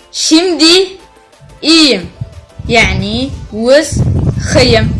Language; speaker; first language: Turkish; non-native, learner; Pashto